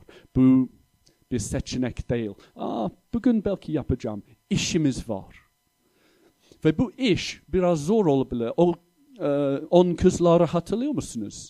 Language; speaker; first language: Turkish; non-native, fluent; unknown